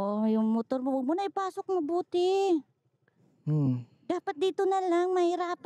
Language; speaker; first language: Filipino; native; Filipino